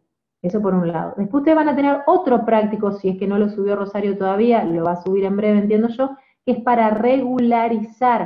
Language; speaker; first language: Spanish; native; Spanish